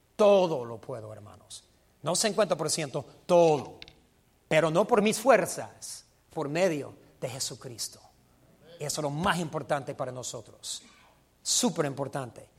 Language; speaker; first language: Spanish; non-native, fluent; English